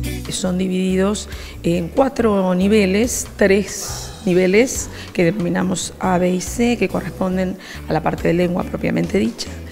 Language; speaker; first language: Spanish; native; Spanish